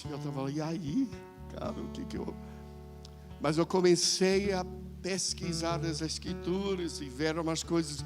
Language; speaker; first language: Portuguese; non-native, fluent; English